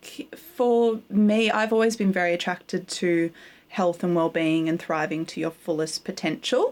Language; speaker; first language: English; native; English